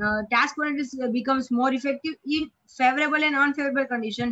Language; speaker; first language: English; non-native, local second language; Gujarati